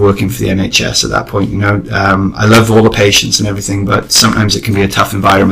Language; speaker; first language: English; native; English